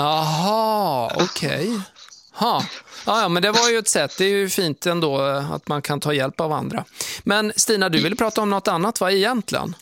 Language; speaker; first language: Swedish; native; Swedish